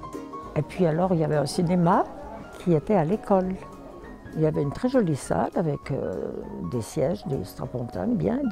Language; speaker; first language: French; native; French